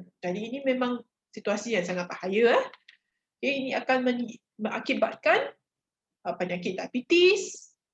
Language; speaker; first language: Malay; non-native, local second language; Chinese